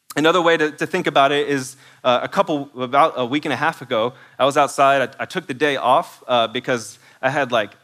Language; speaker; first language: English; native; English